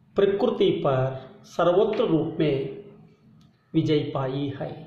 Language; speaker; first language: Hindi; non-native, local second language; Kannada